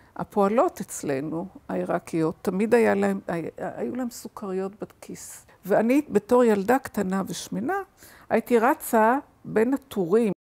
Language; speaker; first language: Hebrew; early bilingual, other home language; German